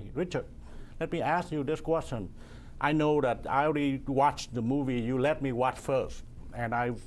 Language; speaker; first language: English; non-native, learner; Vietnamese